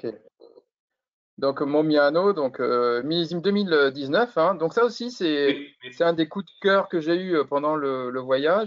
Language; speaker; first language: French; native; French